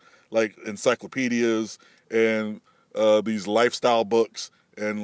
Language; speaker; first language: English; native; English